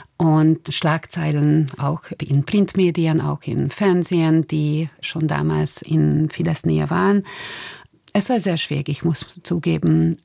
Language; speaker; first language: German; non-native, fluent; Hungarian